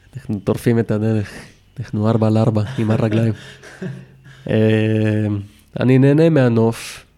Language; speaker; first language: Hebrew; non-native, fluent; Spanish